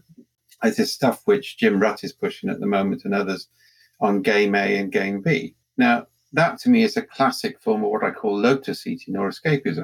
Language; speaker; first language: English; native; English